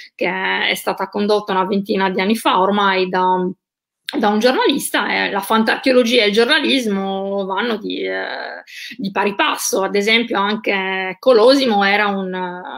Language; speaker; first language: Italian; native; Italian